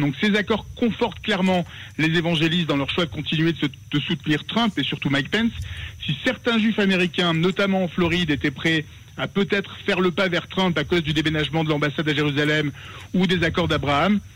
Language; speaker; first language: French; native; French